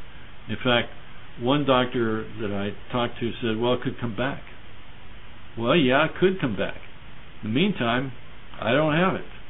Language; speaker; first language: English; native; English